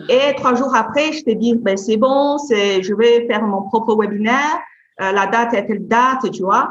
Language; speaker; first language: French; non-native, fluent; Chinese